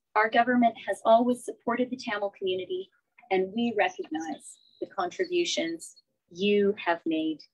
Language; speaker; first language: English; native; English